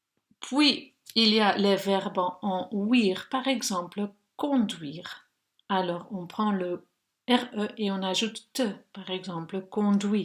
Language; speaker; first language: French; non-native, local second language; Dutch